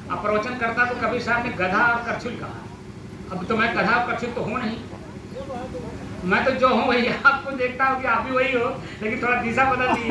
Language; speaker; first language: Hindi; native; Hindi